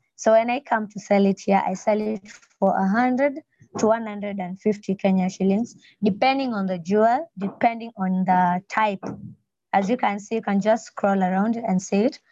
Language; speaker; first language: English; non-native, local second language; Luo (Kenya and Tanzania)